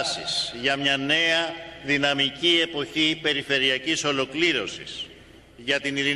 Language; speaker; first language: Greek; native; Greek